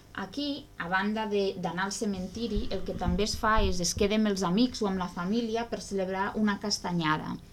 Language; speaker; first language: Catalan; native; Catalan